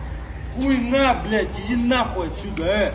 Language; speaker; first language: Russian; native; Russian